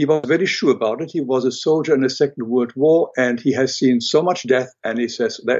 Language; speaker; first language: English; non-native, fluent; German